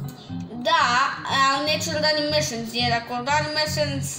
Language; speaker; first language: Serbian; early bilingual, heritage; Serbian